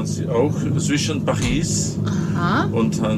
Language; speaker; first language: German; non-native, learner; French